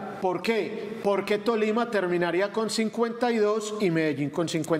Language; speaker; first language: Spanish; native; Spanish